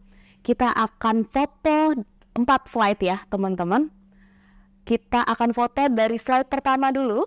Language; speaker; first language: Indonesian; native; Indonesian